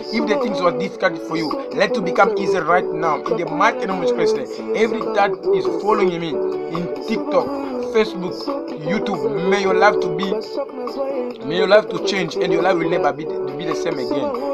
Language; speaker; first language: English; non-native, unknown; Lingala